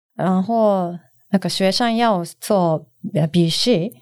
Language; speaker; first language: Chinese; non-native, learner; Japanese